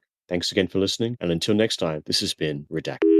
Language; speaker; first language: English; native; English